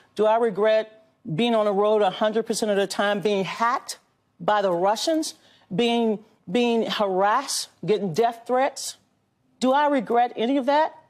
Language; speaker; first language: English; native; English